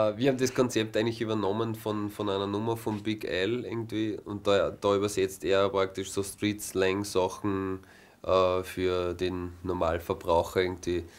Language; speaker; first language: German; native; German